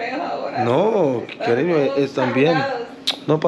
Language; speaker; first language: Spanish; non-native, learner; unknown